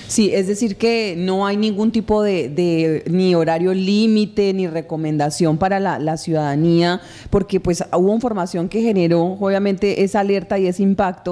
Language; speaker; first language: Spanish; native; Spanish